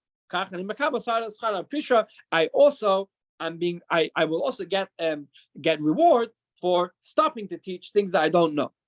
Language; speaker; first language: English; non-native, fluent; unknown